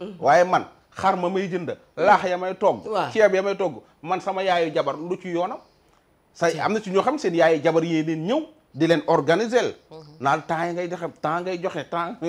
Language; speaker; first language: Wolof; native; Wolof